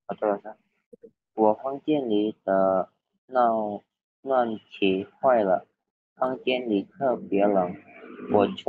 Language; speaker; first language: Chinese; non-native, learner; Indonesian